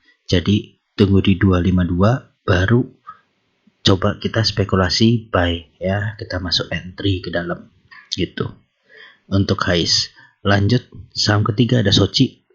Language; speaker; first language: Indonesian; native; Indonesian